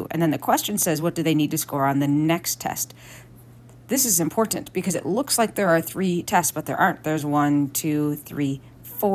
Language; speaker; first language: English; native; English